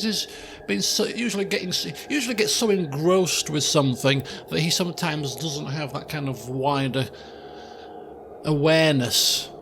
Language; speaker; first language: English; native; English